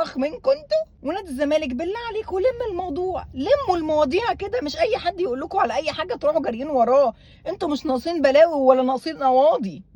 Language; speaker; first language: Arabic; native; Arabic